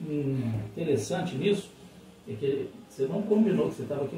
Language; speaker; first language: Portuguese; native; Portuguese